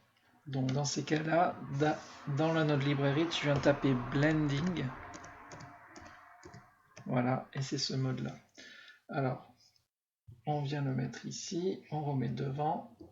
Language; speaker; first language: French; native; French